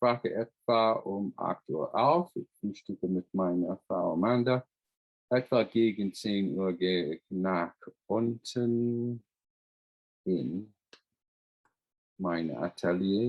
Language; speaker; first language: German; non-native, fluent; English